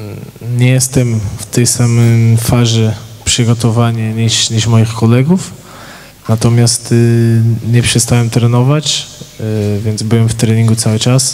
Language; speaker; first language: Polish; non-native, fluent; Portuguese